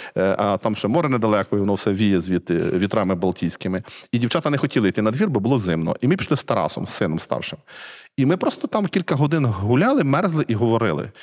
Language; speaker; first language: Ukrainian; native; Ukrainian